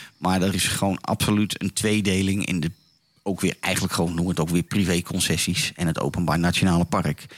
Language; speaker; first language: Dutch; native; Dutch